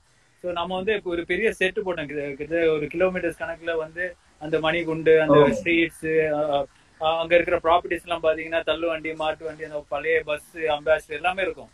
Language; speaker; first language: Tamil; native; Tamil